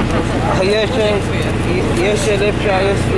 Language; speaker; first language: Polish; non-native, learner; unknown